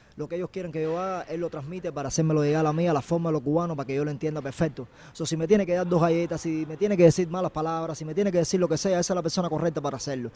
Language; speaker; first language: Spanish; native; Spanish